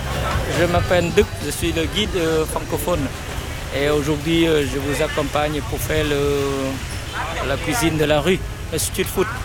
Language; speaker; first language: French; non-native, fluent; Vietnamese